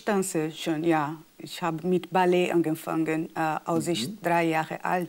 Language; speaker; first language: German; non-native, fluent; Portuguese